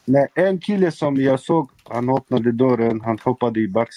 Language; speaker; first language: Swedish; non-native, local second language; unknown